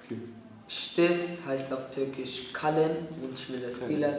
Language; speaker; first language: German; early bilingual, other home language; Turkish